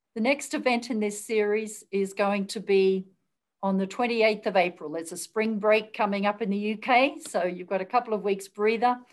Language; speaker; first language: English; native; English